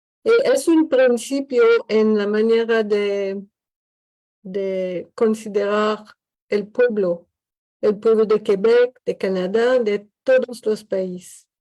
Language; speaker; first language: Spanish; non-native, learner; French